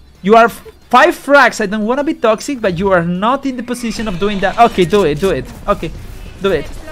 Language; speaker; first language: English; non-native, learner; Spanish